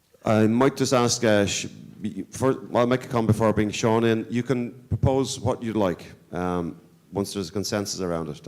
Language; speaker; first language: English; native; English